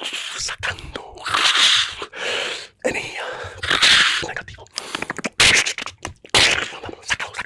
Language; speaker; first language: Spanish; non-native, fluent; English